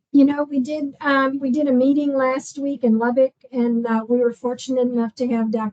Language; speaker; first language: English; native; English